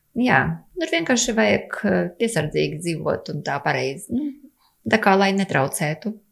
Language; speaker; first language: Latvian; non-native, local second language; Russian